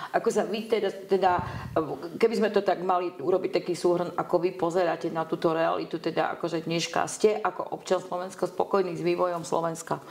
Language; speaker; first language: Slovak; native; Slovak